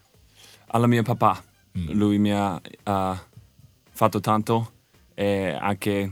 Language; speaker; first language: Italian; non-native, learner; English